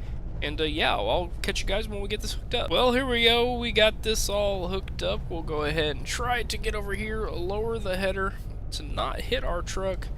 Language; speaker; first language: English; native; English